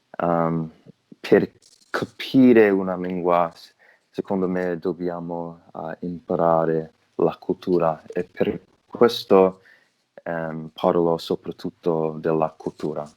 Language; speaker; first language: Italian; non-native, learner; English